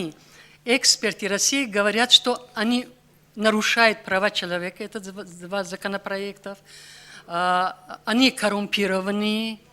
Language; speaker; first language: Russian; non-native, local second language; Tajik